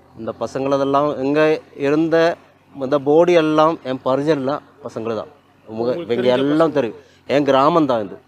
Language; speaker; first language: Tamil; non-native, learner; Malayalam